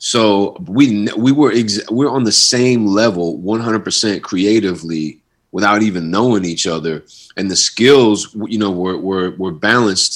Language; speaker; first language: English; native; English